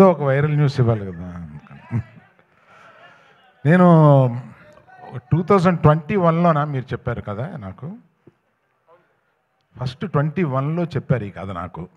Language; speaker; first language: Telugu; native; Telugu